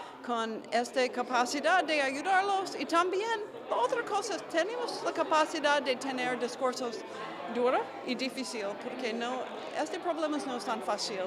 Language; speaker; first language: Spanish; non-native, fluent; English